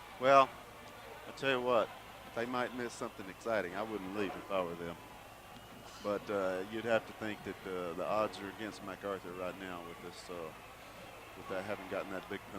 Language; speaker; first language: English; native; English